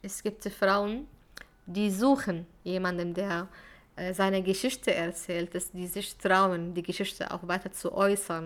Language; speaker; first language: German; non-native, fluent; Arabic